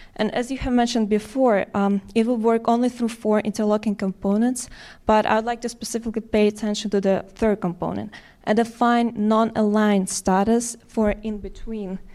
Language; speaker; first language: English; non-native, fluent; Ukrainian